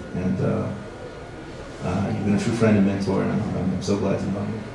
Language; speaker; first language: English; native; English